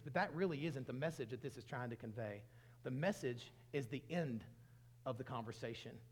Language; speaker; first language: English; native; English